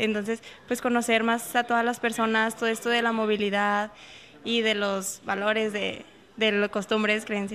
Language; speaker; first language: Spanish; native; Spanish